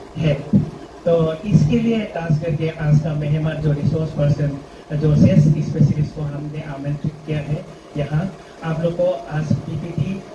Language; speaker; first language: Hindi; non-native, local second language; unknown